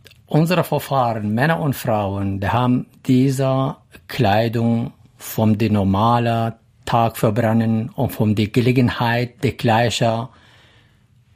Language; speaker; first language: German; non-native, learner; Central Kurdish